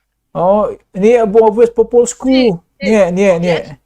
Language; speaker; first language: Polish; non-native, learner; Indonesian